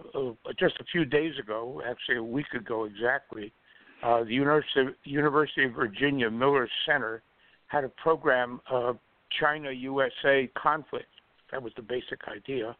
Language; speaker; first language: English; native; English